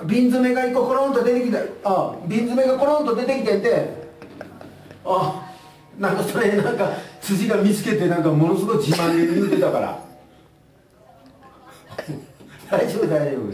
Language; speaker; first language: Japanese; native; Japanese